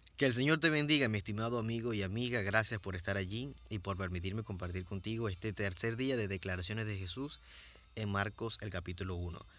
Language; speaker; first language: Spanish; native; Spanish